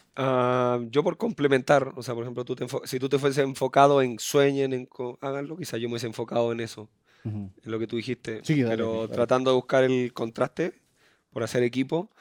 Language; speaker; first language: Spanish; native; Spanish